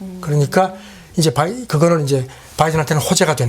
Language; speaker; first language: Korean; native; Korean